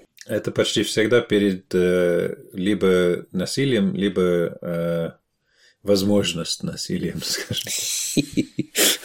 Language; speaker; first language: Russian; non-native, fluent; English